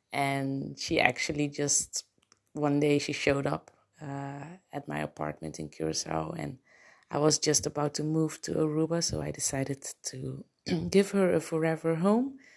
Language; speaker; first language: English; non-native, fluent; Papiamento